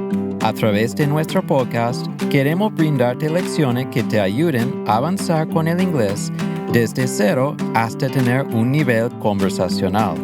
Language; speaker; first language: Spanish; non-native, fluent; English